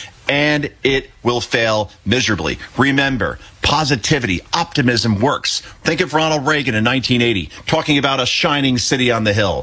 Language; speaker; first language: English; native; English